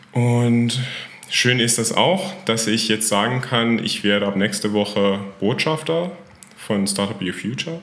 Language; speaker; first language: German; non-native, fluent; Persian